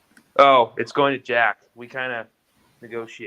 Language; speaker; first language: English; native; English